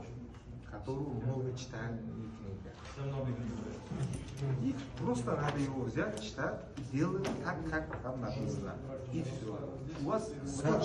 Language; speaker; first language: Russian; non-native, local second language; Uzbek